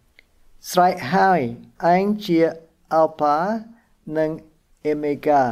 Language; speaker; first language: Khmer; non-native, fluent; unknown